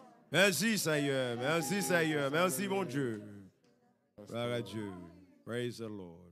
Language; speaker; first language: French; native; French